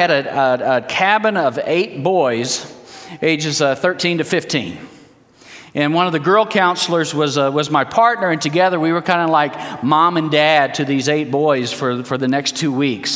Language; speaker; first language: English; early bilingual, heritage; English